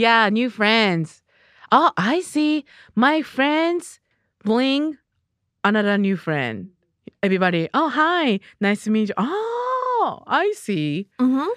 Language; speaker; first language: English; non-native, learner; Japanese